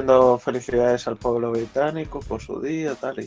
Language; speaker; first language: Spanish; native; Spanish